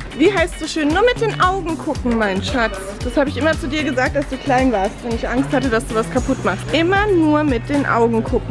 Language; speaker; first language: German; native; German